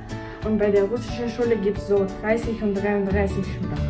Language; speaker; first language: German; non-native, learner; Russian